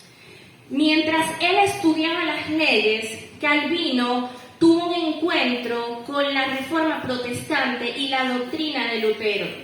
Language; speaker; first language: Spanish; native; Spanish